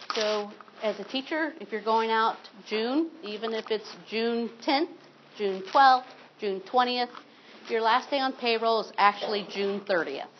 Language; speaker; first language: English; native; English